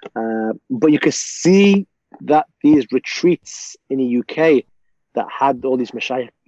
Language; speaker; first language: English; native; English